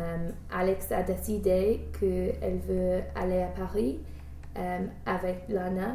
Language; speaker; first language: French; non-native, learner; English